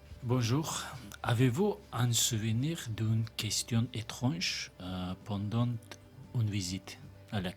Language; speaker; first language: French; non-native, learner; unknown